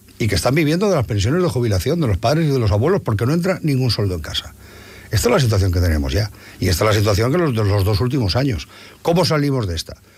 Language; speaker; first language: Spanish; non-native, local second language; Catalan